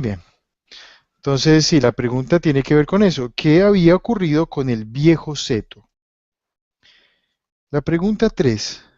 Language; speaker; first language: Spanish; native; Spanish